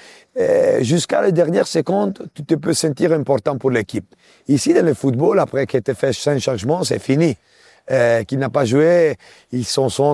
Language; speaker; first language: French; non-native, local second language; Italian